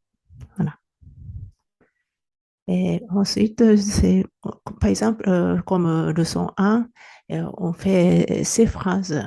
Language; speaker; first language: French; non-native, fluent; Japanese